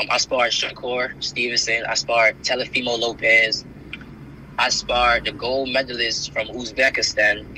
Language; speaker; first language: English; native; English